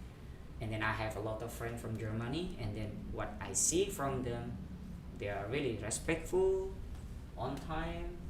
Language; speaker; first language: English; non-native, fluent; Indonesian